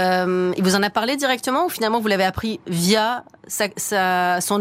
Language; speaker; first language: French; native; French